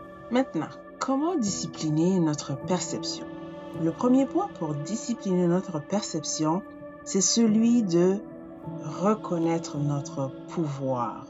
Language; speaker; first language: French; native; French